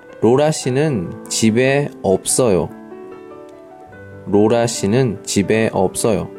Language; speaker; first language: Korean; non-native, fluent; Chinese